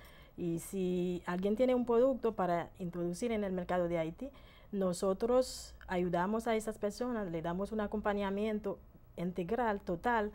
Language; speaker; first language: Spanish; non-native, fluent; Haitian Creole